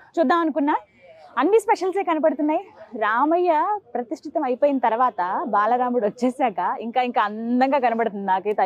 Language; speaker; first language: Telugu; native; Telugu